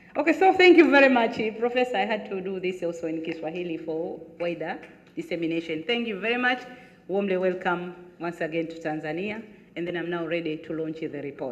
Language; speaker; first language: English; non-native, local second language; Swahili